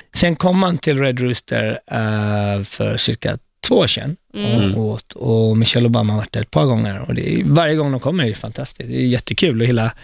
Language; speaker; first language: Swedish; native; Swedish